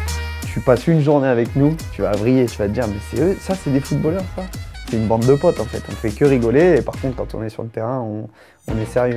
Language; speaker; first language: French; native; French